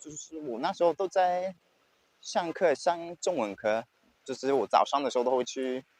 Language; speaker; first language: Chinese; non-native, fluent; French